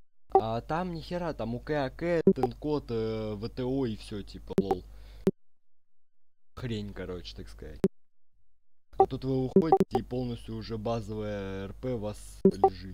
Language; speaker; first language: Russian; native; Russian